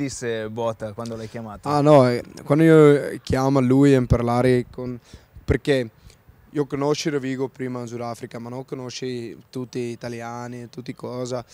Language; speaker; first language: Italian; non-native, learner; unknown